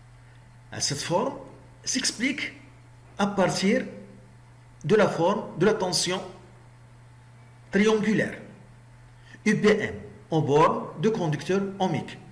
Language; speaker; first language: French; non-native, local second language; Arabic